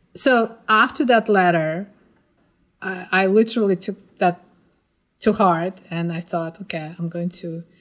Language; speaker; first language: English; non-native, fluent; Russian